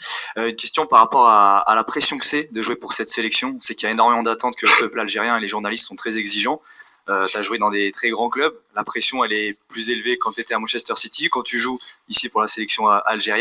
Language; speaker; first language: French; native; French